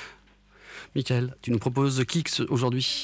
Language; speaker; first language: French; native; French